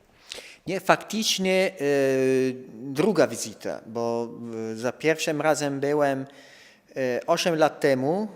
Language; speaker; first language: Polish; non-native, fluent; Italian